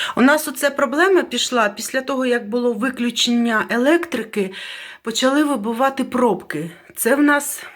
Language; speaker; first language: Ukrainian; non-native, local second language; Russian